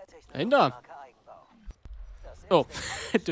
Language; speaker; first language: German; native; German